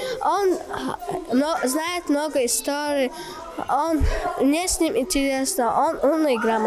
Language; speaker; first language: Russian; non-native, local second language; Chechen